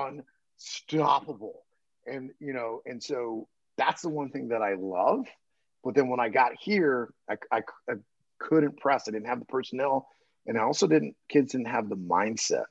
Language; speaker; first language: English; native; English